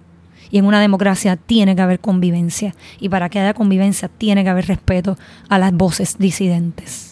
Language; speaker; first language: Spanish; native; Spanish